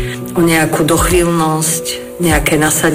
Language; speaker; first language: Slovak; native; Slovak